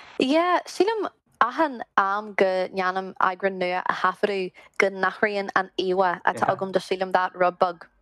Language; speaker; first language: Irish; non-native, local second language; English